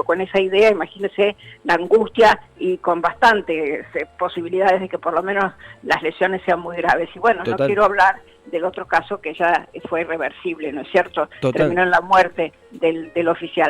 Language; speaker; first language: Spanish; native; Spanish